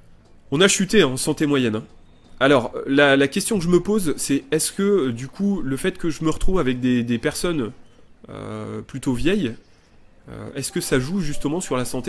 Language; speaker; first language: French; native; French